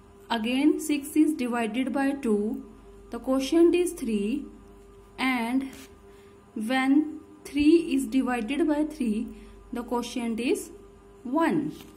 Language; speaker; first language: English; non-native, local second language; Hindi